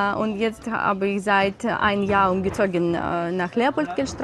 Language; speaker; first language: German; non-native, learner; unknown